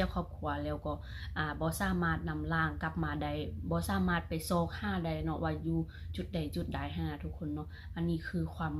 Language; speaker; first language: Thai; non-native, local second language; Northeastern Thai